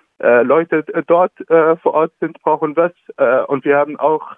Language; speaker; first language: German; non-native, fluent; Arabic